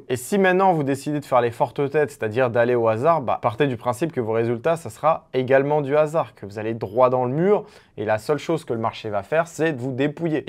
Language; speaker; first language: French; native; French